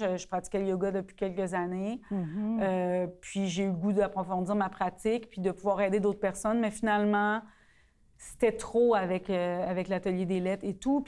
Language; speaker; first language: French; native; French